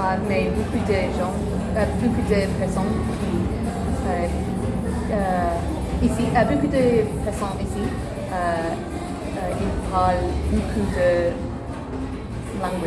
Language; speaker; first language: French; non-native, learner; English